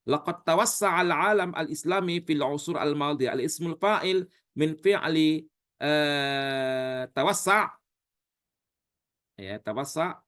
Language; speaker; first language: Arabic; non-native, fluent; Indonesian